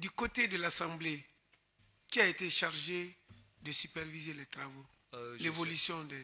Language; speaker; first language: French; native; French